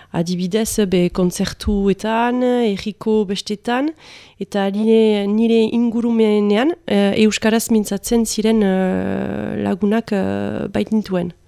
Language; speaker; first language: Basque; non-native, local second language; French